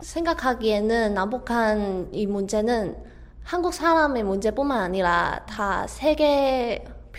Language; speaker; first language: Korean; non-native, fluent; Cantonese